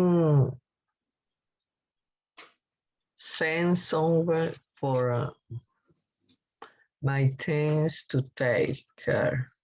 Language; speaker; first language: English; non-native, learner; Spanish